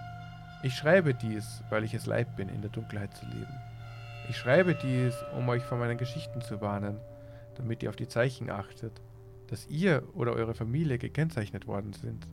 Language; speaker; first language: German; native; German